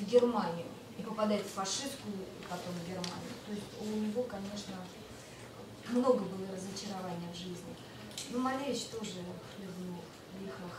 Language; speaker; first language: Russian; native; Russian